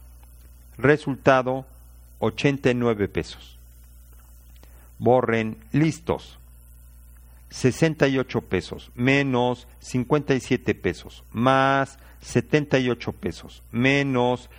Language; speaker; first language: Spanish; native; Spanish